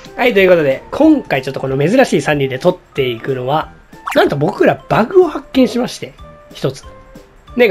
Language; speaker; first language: Japanese; native; Japanese